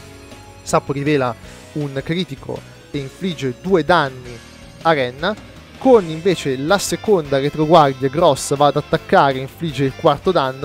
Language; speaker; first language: Italian; native; Italian